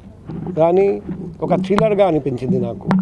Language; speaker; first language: Telugu; non-native, local second language; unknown